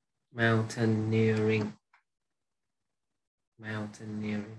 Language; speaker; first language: English; non-native, fluent; Vietnamese